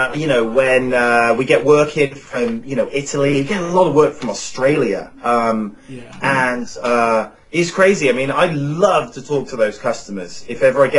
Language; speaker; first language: English; native; English